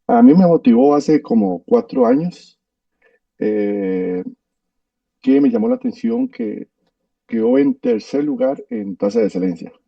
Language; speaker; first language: Spanish; native; Spanish